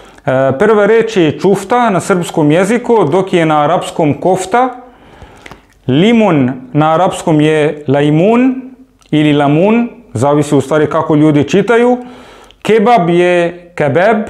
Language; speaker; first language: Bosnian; non-native, fluent; Arabic